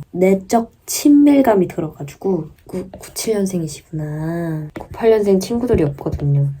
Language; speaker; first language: Korean; native; Korean